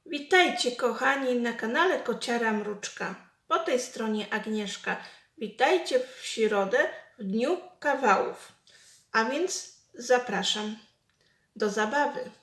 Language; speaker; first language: Polish; native; Polish